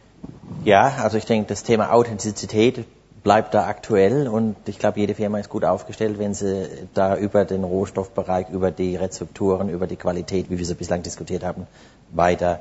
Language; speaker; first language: German; native; German